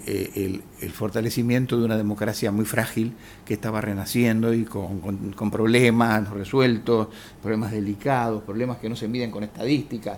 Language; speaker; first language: Spanish; native; Spanish